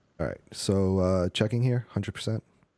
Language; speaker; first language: English; native; English